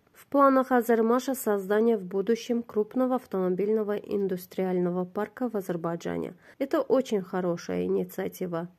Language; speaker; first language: Russian; non-native, local second language; Azerbaijani